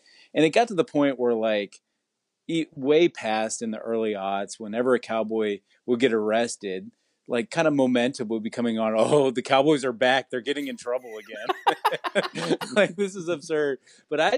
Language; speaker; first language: English; native; English